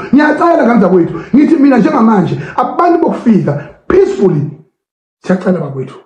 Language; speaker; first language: Zulu; native; Zulu